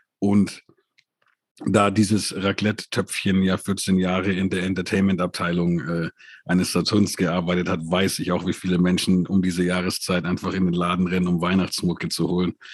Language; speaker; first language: German; native; German